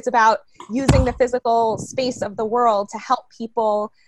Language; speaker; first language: English; early bilingual, other home language; Spanish